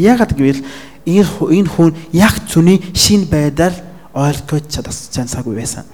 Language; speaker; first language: Mongolian; non-native, fluent; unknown